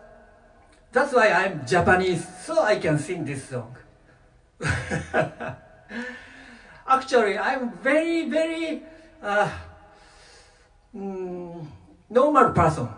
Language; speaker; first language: English; non-native, learner; Japanese